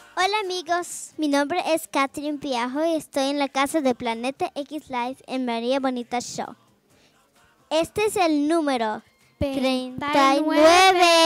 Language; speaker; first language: Spanish; early bilingual, heritage; Spanish